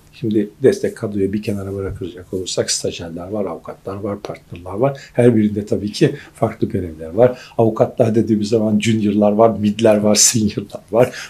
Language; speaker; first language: Turkish; native; Turkish